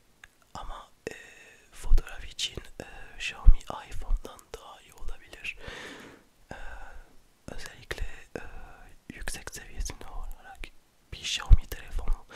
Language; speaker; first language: Turkish; early bilingual, heritage; French